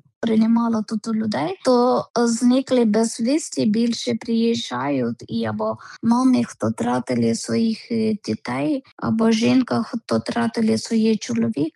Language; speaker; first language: Ukrainian; non-native, learner; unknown